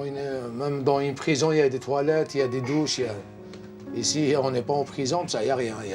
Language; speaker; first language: French; non-native, local second language; Arabic